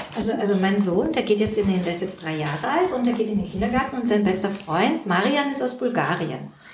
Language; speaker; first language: German; early bilingual, other home language; Korean